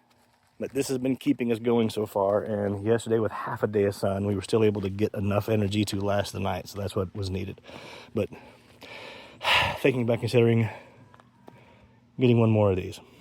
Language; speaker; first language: English; native; English